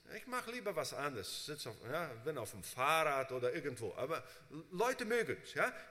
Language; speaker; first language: German; early bilingual, heritage; Portuguese